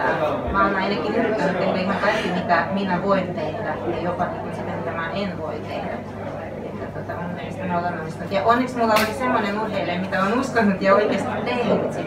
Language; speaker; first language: Finnish; non-native, fluent; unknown